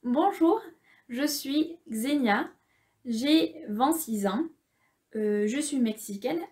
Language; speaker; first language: French; non-native, fluent; Spanish